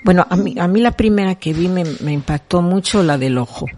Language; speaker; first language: Spanish; non-native, local second language; Galician